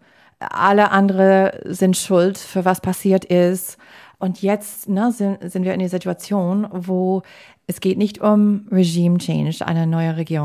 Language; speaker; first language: German; non-native, fluent; English